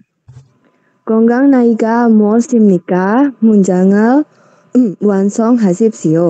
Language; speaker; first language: Korean; non-native, learner; Indonesian